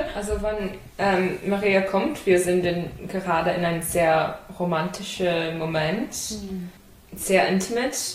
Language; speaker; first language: German; non-native, learner; English